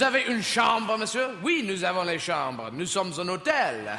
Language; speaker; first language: French; non-native, learner; English